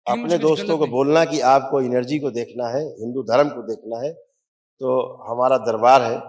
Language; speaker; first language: Hindi; native; Hindi